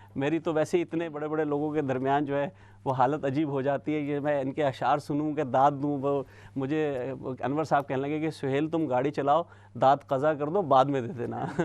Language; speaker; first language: Urdu; native; Urdu